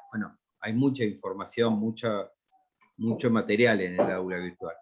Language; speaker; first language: Spanish; native; Spanish